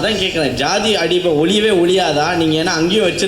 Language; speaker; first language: Tamil; native; Tamil